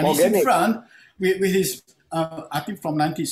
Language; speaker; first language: English; non-native, local second language; Malay